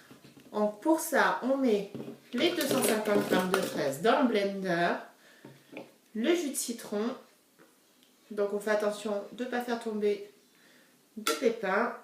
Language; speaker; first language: French; native; French